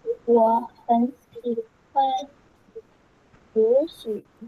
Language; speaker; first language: Chinese; non-native, learner; Vietnamese